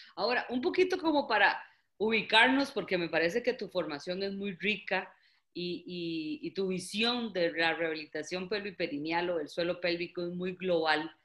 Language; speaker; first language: Spanish; native; Spanish